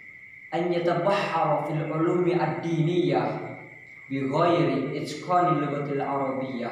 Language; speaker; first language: Arabic; non-native, learner; Indonesian